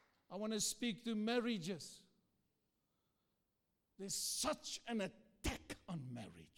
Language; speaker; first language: English; non-native, local second language; Afrikaans